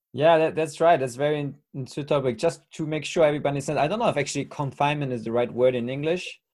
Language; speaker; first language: English; non-native, fluent; French